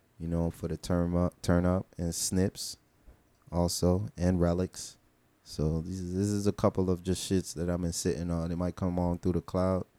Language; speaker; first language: English; early bilingual, other home language; Haitian Creole